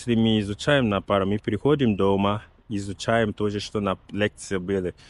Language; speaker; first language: Russian; non-native, fluent; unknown